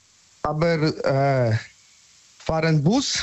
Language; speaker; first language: German; non-native, learner; Polish